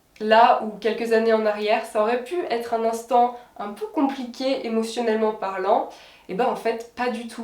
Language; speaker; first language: French; native; French